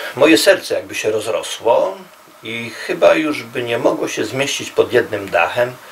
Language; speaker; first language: Polish; native; Polish